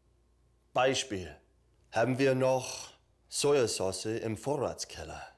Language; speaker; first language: German; non-native, fluent; English